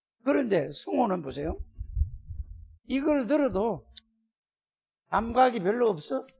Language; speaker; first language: Korean; native; Korean